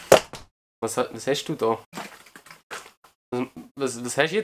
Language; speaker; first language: German; native; German